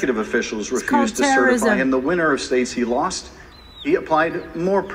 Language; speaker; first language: English; native; English